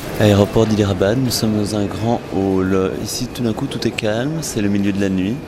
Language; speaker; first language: French; native; French